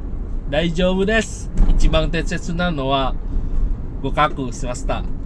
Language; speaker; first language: Japanese; non-native, learner; Indonesian